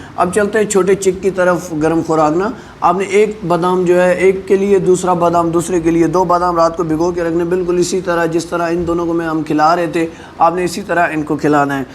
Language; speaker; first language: Urdu; non-native, local second language; Sindhi